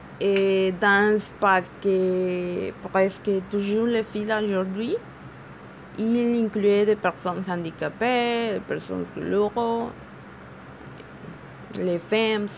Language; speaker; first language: French; non-native, learner; Spanish